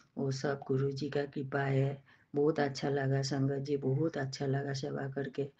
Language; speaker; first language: Hindi; non-native, local second language; Bangla